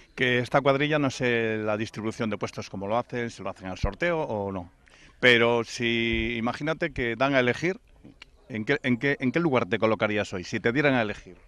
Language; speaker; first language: Spanish; native; Spanish